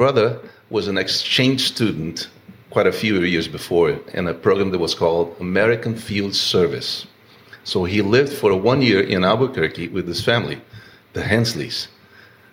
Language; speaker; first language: English; non-native, fluent; Portuguese